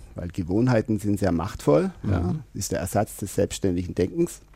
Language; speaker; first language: German; native; German